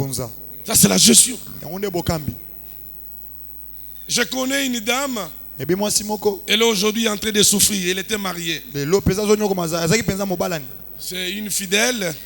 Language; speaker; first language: French; non-native, local second language; Lingala